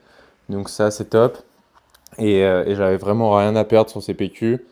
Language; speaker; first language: French; native; French